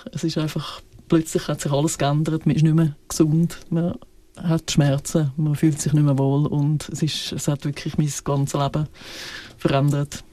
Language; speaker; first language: German; native; German